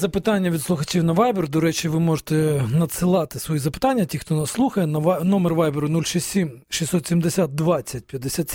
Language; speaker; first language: Ukrainian; native; Ukrainian